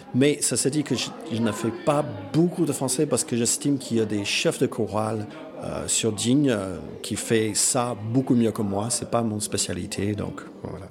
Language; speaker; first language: French; non-native, fluent; English